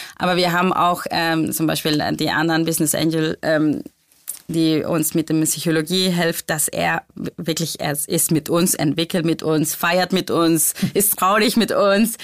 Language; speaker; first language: German; non-native, fluent; Spanish